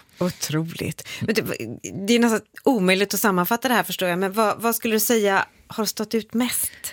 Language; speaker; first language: Swedish; native; Swedish